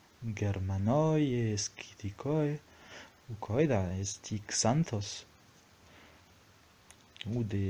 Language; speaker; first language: Greek; non-native, fluent; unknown